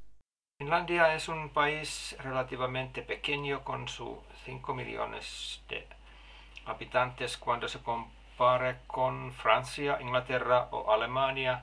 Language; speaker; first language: Spanish; non-native, learner; Finnish